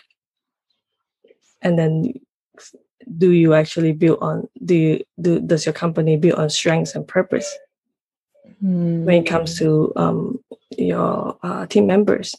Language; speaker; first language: English; non-native, local second language; Cantonese